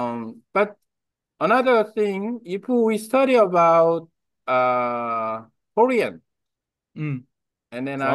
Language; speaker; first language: English; non-native, learner; Vietnamese